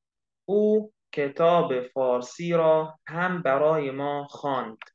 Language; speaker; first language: Persian; non-native, fluent; Arabic